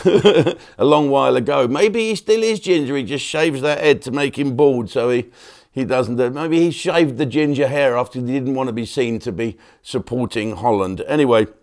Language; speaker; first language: English; native; English